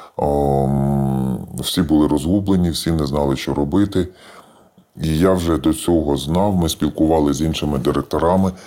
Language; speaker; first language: Ukrainian; native; Ukrainian